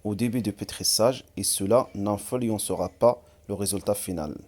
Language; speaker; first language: French; non-native, local second language; Arabic